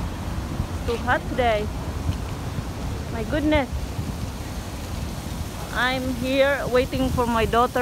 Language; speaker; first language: English; non-native, local second language; Filipino